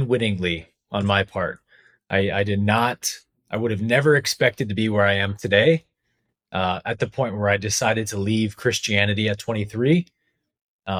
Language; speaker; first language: English; native; English